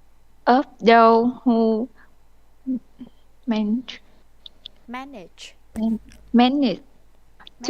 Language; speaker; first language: English; non-native, learner; Vietnamese